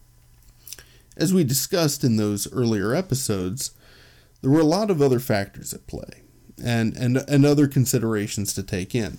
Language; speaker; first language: English; native; English